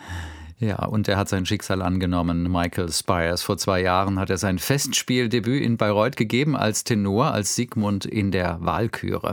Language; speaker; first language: German; native; German